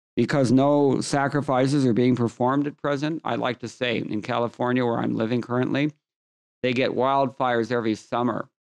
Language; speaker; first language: English; native; English